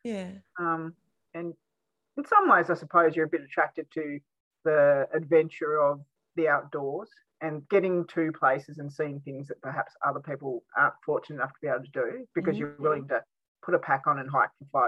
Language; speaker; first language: English; native; English